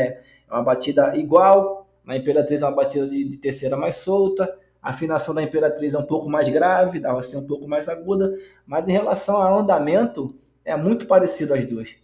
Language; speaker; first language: Portuguese; native; Portuguese